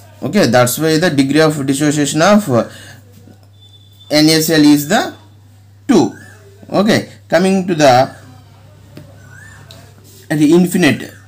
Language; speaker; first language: English; non-native, local second language; Telugu